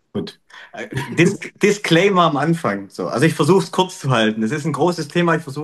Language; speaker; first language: German; native; German